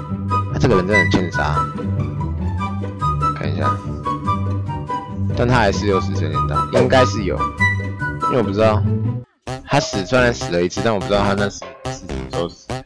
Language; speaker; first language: Chinese; native; Chinese